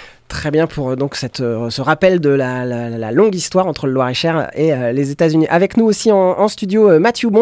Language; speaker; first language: French; native; French